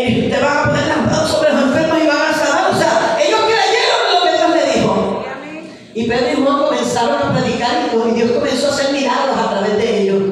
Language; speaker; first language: Spanish; native; Spanish